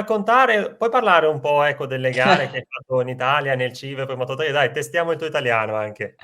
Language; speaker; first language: Italian; native; Italian